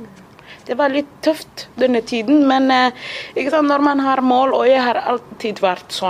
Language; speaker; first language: Norwegian; non-native, fluent; Somali